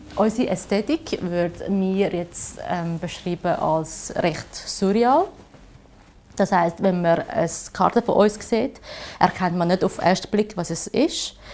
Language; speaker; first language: German; non-native, fluent; Chinese